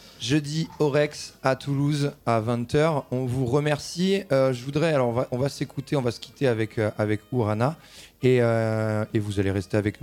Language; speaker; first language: French; native; French